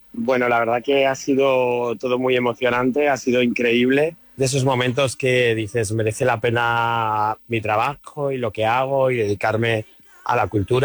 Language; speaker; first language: Spanish; native; Spanish